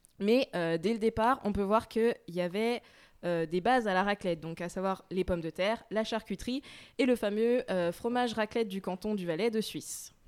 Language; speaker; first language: French; native; French